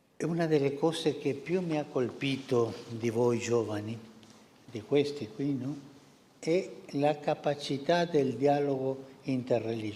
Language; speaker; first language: Italian; early bilingual, heritage; Spanish